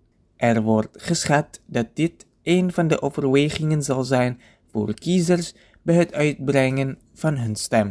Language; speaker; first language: Dutch; non-native, fluent; Indonesian